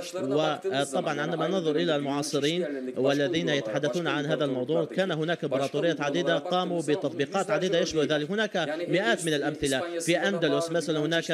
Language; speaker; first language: Arabic; non-native, fluent; Turkish